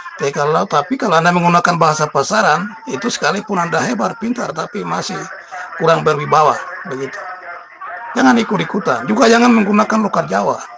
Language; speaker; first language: Indonesian; non-native, local second language; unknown